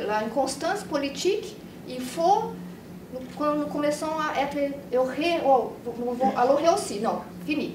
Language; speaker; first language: French; non-native, learner; Portuguese